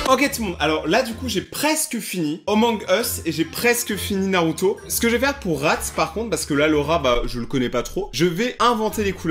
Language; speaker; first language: French; native; French